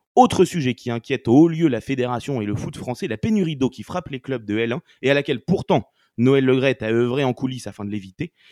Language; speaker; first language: French; native; French